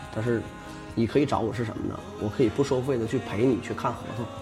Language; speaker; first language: Chinese; native; Chinese